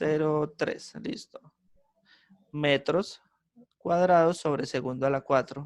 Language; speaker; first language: Spanish; native; Spanish